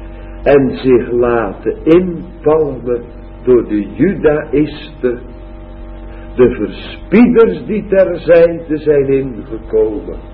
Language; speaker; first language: Dutch; native; Dutch